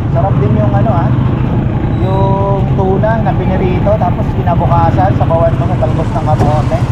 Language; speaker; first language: Filipino; non-native, local second language; Bikol